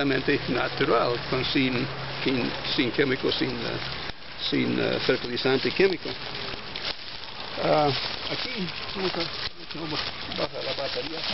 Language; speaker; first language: Spanish; non-native, fluent; English